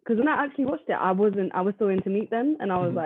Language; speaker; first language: English; native; English